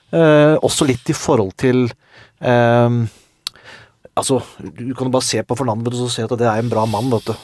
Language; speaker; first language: Norwegian; native; Norwegian